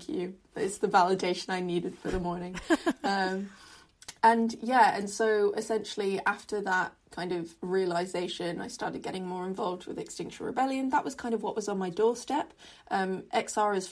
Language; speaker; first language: English; non-native, local second language; Cantonese